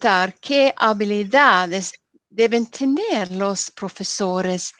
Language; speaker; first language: Spanish; non-native, learner; Norwegian